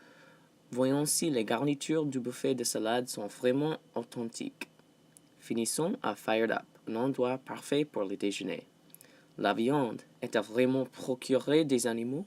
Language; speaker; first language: French; non-native, learner; English